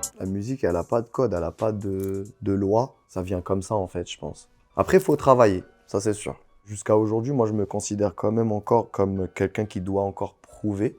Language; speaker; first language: French; non-native, local second language; Arabic